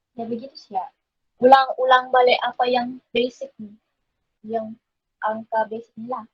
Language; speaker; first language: Malay; native; Malay